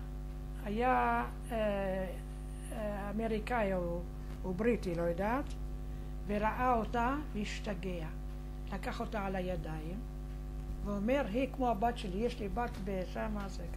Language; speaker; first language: Hebrew; non-native, fluent; Arabic